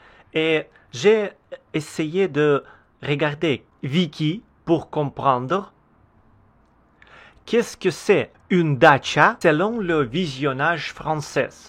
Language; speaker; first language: French; non-native, learner; Russian